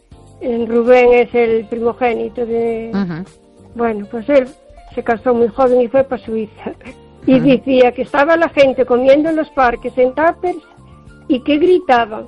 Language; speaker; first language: Spanish; native; Spanish